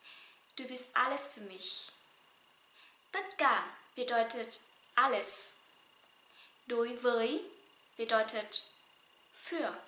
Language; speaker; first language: German; non-native, fluent; Vietnamese